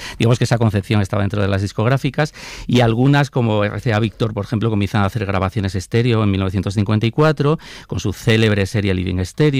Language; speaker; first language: Spanish; native; Spanish